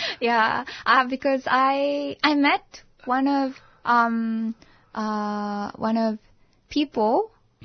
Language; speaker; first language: English; non-native, fluent; Japanese